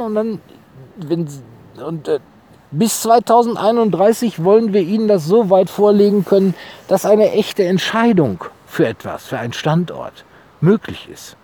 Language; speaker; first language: German; native; German